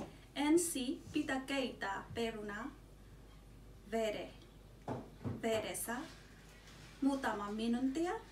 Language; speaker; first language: Finnish; non-native, learner; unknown